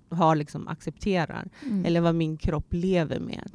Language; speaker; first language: Swedish; early bilingual, other home language; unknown